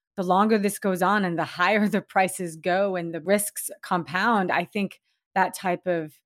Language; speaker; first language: English; native; English